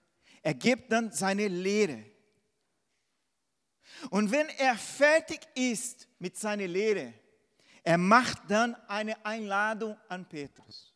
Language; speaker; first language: German; non-native, fluent; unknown